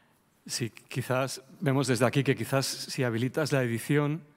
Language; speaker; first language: Spanish; native; Spanish